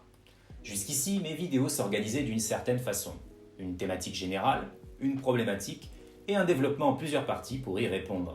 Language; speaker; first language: French; native; French